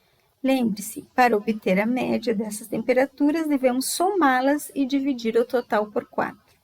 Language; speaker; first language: Portuguese; native; Portuguese